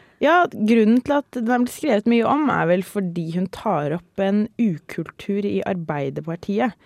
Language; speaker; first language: Norwegian; native; Norwegian